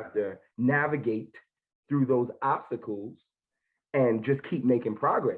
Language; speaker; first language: English; native; English